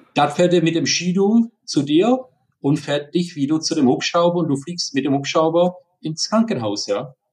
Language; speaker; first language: German; non-native, fluent; Czech